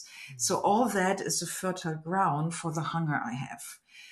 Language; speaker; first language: English; non-native, fluent; German